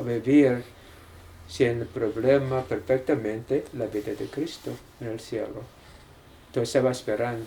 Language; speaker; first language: Spanish; non-native, learner; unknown